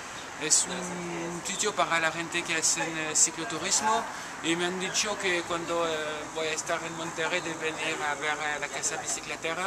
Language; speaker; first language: Spanish; non-native, fluent; French